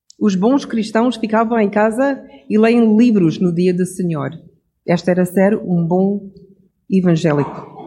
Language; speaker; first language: Portuguese; non-native, fluent; English